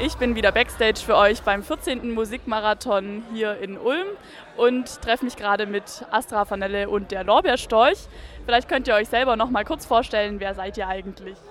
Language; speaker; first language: German; native; German